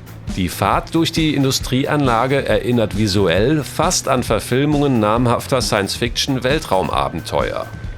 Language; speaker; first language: German; native; German